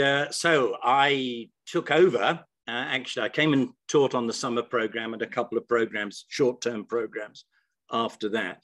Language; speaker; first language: English; native; English